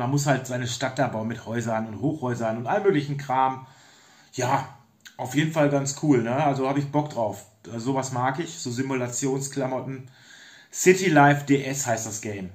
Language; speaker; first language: German; native; German